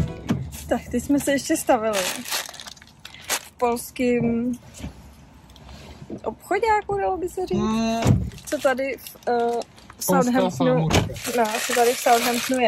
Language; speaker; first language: Czech; native; Czech